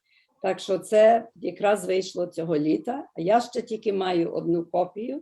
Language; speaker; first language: Ukrainian; early bilingual, heritage; Ukrainian